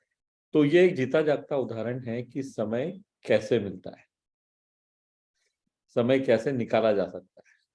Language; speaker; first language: Hindi; native; Hindi